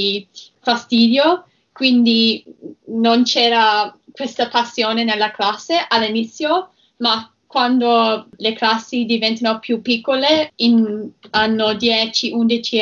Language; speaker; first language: Italian; non-native, learner; English